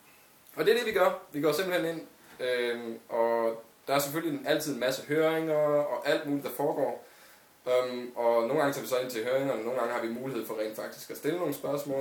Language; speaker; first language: Danish; native; Danish